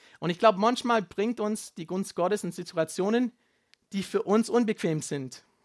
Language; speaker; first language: German; non-native, fluent; Afrikaans